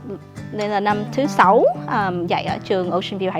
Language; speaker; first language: Vietnamese; early bilingual, heritage; Vietnamese